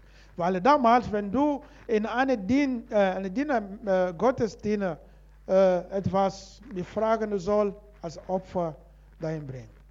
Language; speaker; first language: German; non-native, learner; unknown